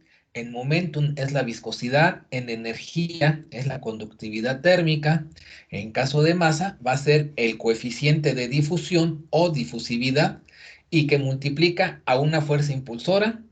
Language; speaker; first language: Spanish; native; Spanish